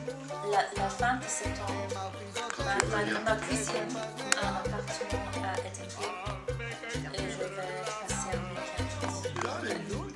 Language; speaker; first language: French; native; French